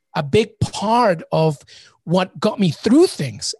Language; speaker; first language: English; early bilingual, other home language; Spanish